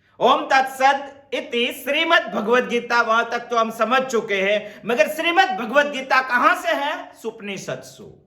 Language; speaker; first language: Hindi; non-native, local second language; Gujarati